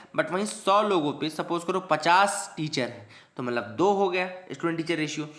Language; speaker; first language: Hindi; native; Hindi